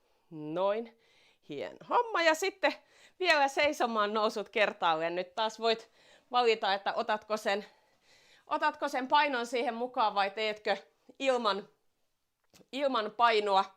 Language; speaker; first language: Finnish; native; Finnish